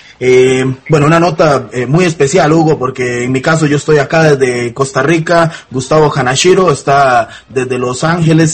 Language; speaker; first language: Spanish; native; Spanish